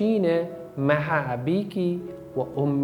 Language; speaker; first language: Arabic; non-native, fluent; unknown